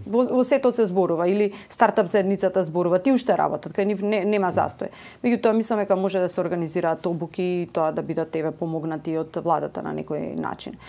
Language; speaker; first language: Macedonian; native; Macedonian